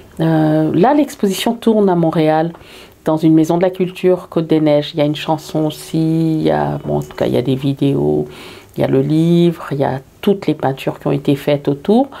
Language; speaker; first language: French; early bilingual, heritage; French